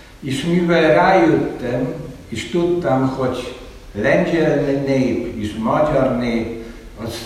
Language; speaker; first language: Hungarian; non-native, fluent; Polish